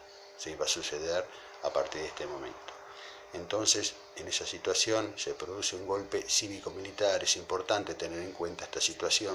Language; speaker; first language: Spanish; native; Spanish